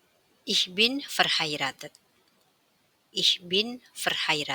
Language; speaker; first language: German; non-native, fluent; Indonesian